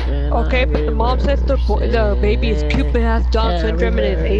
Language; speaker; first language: English; native; English